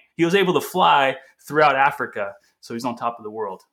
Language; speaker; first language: English; early bilingual, other home language; Portuguese